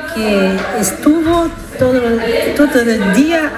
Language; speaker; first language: Spanish; non-native, learner; Italian